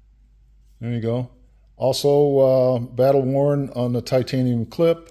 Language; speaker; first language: English; native; English